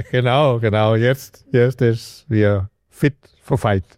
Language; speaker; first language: German; non-native, fluent; Danish